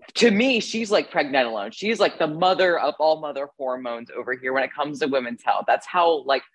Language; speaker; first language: English; native; English